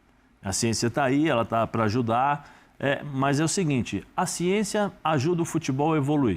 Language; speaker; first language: Portuguese; native; Portuguese